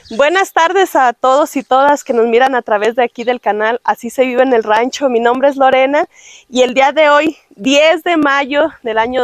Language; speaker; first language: Spanish; native; Spanish